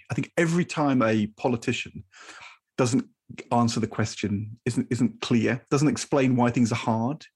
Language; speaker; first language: English; native; English